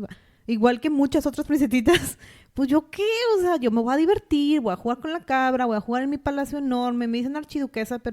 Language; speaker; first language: Spanish; native; Spanish